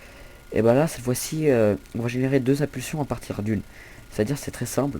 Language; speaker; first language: French; native; French